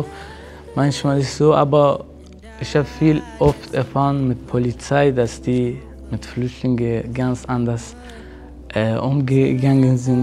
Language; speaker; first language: German; non-native, learner; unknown